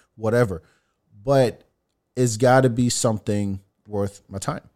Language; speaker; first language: English; non-native, fluent; French